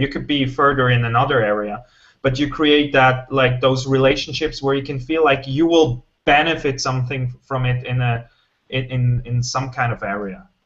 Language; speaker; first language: English; non-native, fluent; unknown